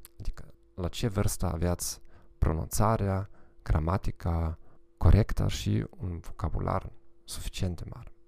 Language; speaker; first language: Romanian; non-native, fluent; German